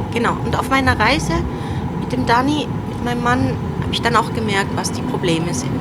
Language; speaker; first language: German; early bilingual, other home language; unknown